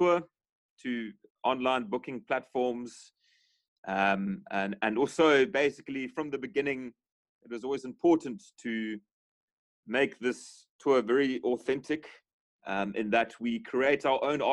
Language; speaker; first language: English; native; English